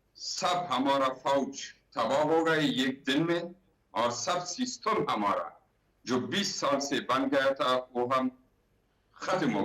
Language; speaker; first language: Hindi; non-native, learner; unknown